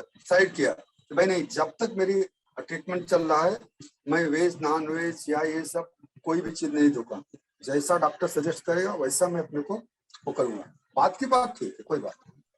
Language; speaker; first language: Hindi; native; Hindi